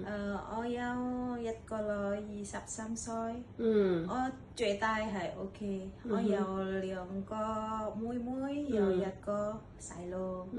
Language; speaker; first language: Cantonese; non-native, learner; Indonesian